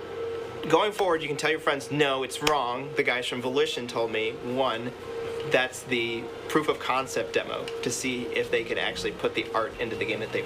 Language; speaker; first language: English; native; English